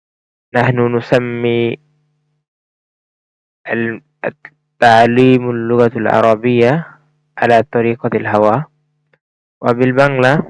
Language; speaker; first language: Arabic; non-native, fluent; Bangla